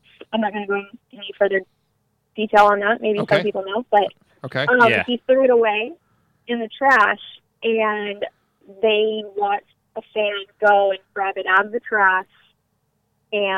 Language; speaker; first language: English; native; English